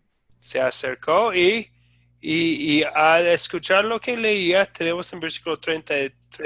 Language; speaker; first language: Spanish; non-native, fluent; English